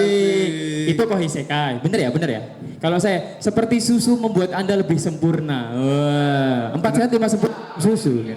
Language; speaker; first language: Indonesian; native; Indonesian